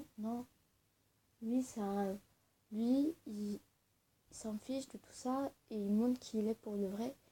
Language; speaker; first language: French; early bilingual, other home language; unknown